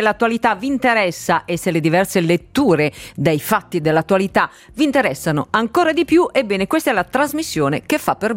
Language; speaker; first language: Italian; native; Italian